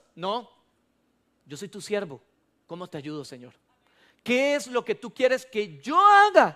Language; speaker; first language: Spanish; native; Spanish